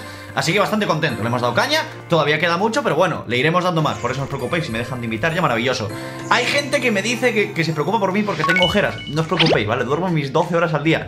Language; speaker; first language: Spanish; native; Spanish